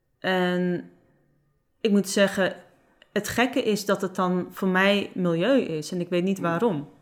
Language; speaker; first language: Dutch; non-native, local second language; Western Frisian